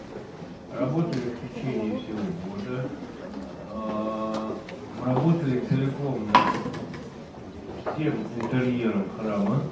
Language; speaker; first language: Russian; native; Russian